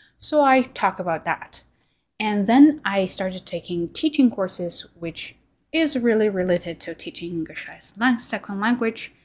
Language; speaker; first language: English; non-native, fluent; Chinese